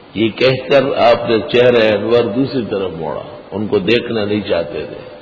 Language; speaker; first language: Urdu; non-native, local second language; Pashto